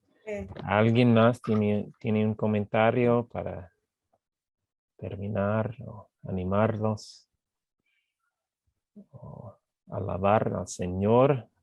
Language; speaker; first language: Spanish; non-native, fluent; English